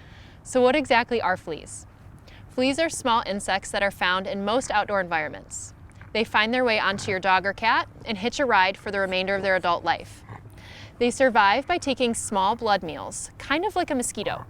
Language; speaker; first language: English; native; English